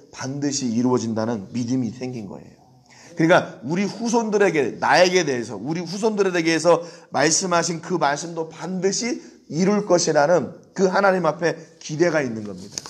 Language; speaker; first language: Korean; native; Korean